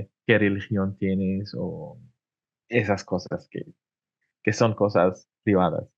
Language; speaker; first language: Spanish; non-native, fluent; Arabic